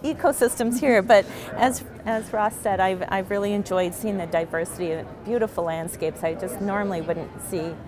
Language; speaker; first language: English; native; English